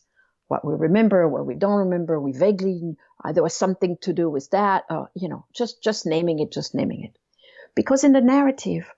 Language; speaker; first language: English; non-native, fluent; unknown